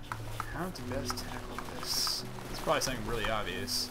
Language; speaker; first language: English; native; English